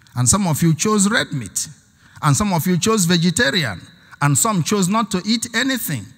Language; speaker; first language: English; non-native, local second language; Igbo